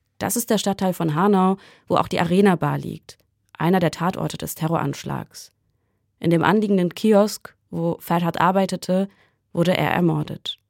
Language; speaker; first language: German; native; German